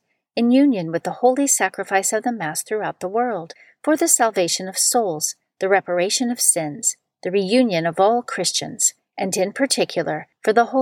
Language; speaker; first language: English; native; English